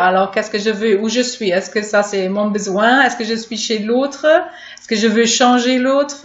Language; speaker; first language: French; non-native, fluent; German